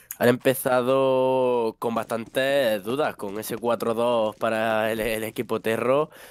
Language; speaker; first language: Spanish; native; Spanish